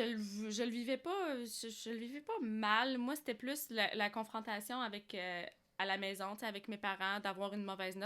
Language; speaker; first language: French; early bilingual, other home language; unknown